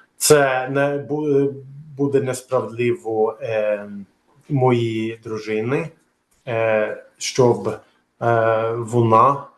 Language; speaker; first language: Ukrainian; non-native, learner; Swedish